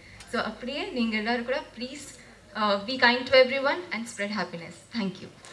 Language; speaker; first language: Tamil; non-native, fluent; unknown